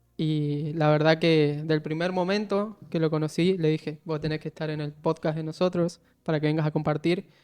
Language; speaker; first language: Spanish; native; Spanish